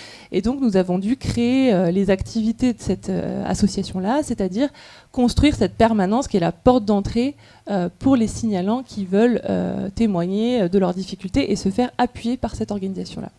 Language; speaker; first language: French; native; French